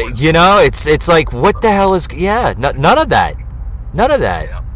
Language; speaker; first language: English; native; English